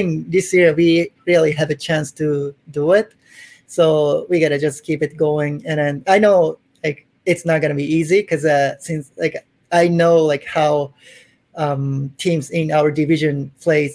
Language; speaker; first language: English; non-native, fluent; Japanese